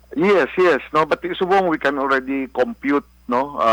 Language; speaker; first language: English; non-native, local second language; Hiligaynon